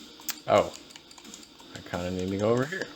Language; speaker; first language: English; native; English